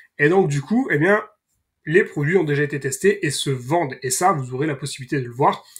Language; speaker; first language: French; native; French